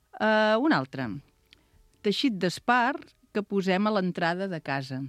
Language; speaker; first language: Catalan; native; Catalan